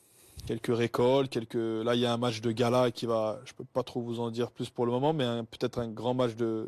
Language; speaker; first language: French; native; French